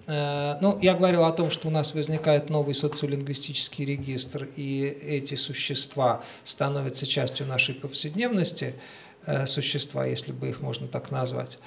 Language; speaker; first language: Russian; native; Russian